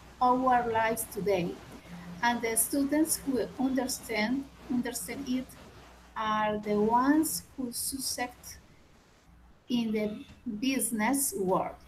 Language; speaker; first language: English; non-native, learner; Spanish